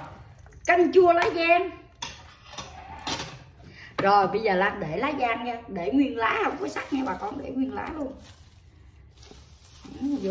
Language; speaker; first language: Vietnamese; native; Vietnamese